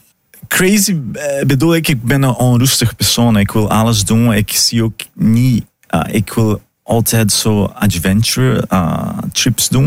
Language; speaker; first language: Dutch; non-native, fluent; Portuguese